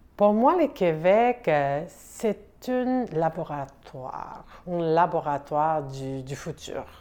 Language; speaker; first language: French; non-native, fluent; Spanish